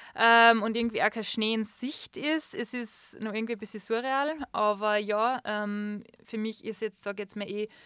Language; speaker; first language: German; native; German